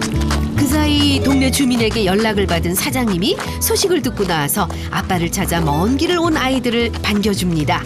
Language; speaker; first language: Korean; native; Korean